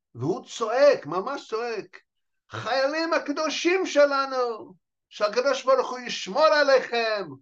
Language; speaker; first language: Hebrew; non-native, fluent; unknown